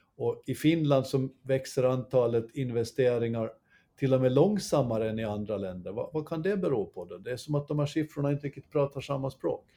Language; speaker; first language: Swedish; native; Swedish